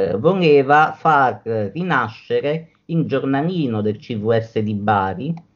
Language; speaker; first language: Italian; native; Italian